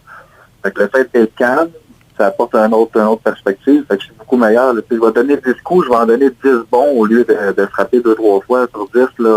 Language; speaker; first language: French; native; French